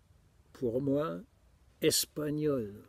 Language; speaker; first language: French; non-native, fluent; German